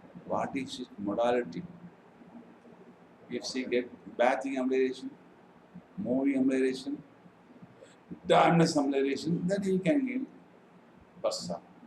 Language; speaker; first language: English; non-native, local second language; Tamil